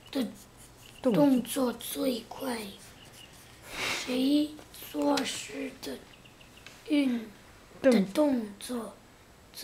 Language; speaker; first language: Chinese; early bilingual, heritage; English